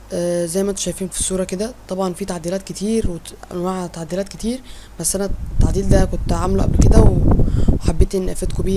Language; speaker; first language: Arabic; native; Arabic